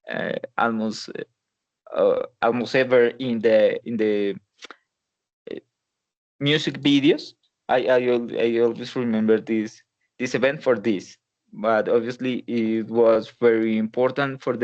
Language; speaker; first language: English; non-native, learner; Spanish